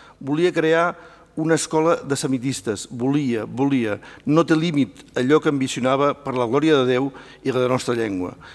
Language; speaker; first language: Catalan; native; Catalan